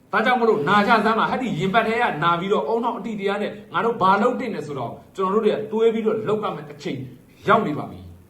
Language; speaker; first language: Burmese; native; Burmese